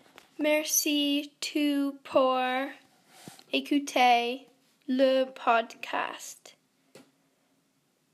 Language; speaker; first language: French; non-native, learner; English